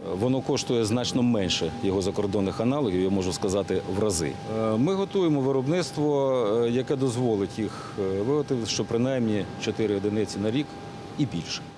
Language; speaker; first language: Ukrainian; native; Ukrainian